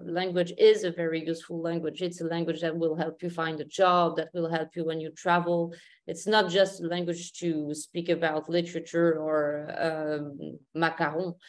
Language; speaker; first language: English; non-native, fluent; Arabic